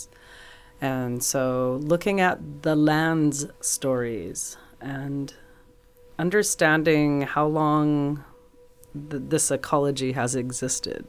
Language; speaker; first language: English; native; English